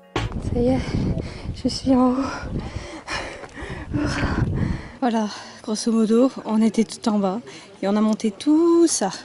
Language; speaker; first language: French; native; French